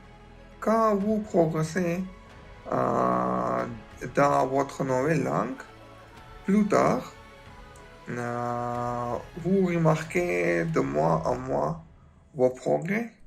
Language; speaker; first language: French; non-native, learner; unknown